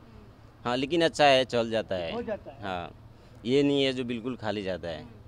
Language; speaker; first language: Hindi; non-native, local second language; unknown